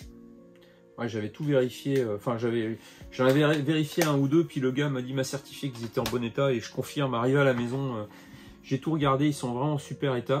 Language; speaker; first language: French; native; French